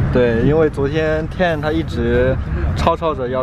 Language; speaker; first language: Chinese; native; Chinese